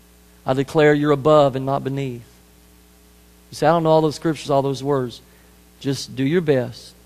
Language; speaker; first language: English; native; English